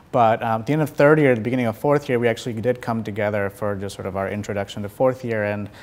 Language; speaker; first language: English; early bilingual, other home language; Spanish